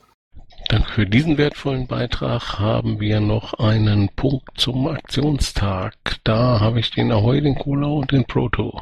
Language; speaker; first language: German; native; German